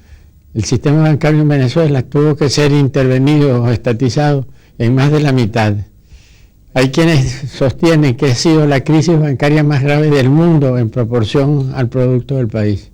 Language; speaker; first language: Spanish; native; Spanish